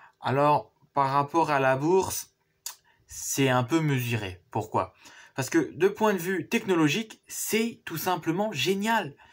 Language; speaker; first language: French; native; French